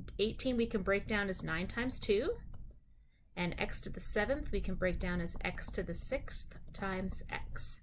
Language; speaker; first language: English; native; English